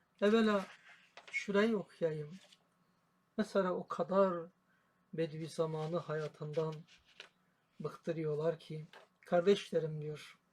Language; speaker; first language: Turkish; native; Turkish